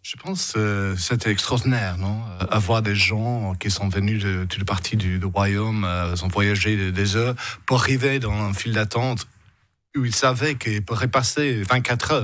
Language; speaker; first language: French; non-native, fluent; English